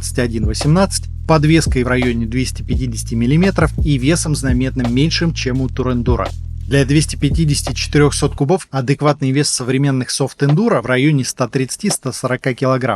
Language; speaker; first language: Russian; native; Russian